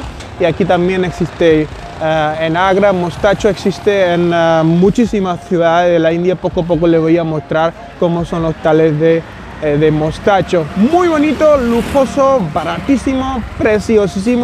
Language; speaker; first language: Spanish; non-native, fluent; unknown